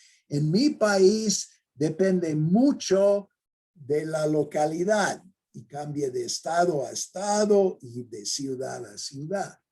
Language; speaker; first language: Spanish; non-native, fluent; English